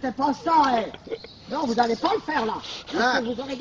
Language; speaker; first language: French; native; French